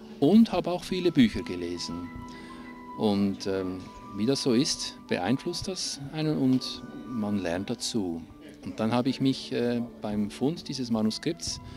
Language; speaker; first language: German; non-native, local second language; Italian